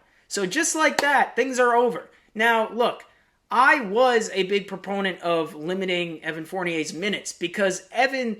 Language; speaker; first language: English; native; English